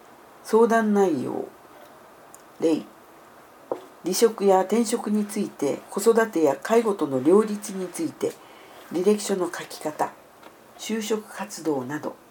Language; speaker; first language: Japanese; native; Japanese